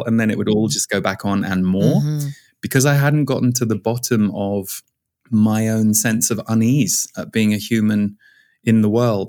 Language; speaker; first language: English; native; English